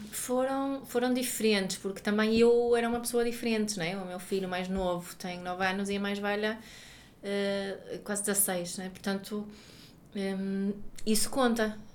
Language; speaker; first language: Portuguese; non-native, fluent; Swedish